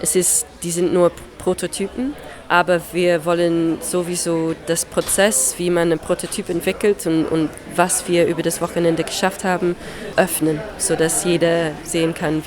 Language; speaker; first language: German; non-native, fluent; English